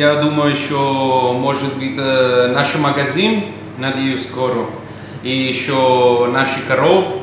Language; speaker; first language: Russian; non-native, learner; Italian